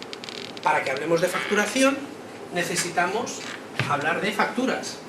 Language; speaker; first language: Spanish; native; Spanish